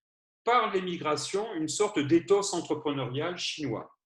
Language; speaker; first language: French; native; French